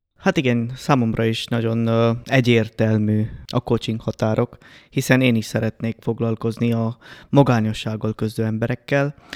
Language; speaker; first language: Hungarian; non-native, fluent; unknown